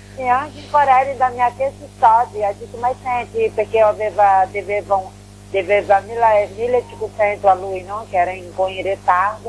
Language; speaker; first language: Italian; non-native, learner; Portuguese